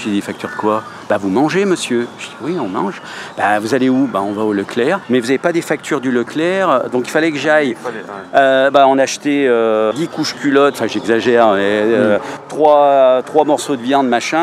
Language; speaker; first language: French; native; French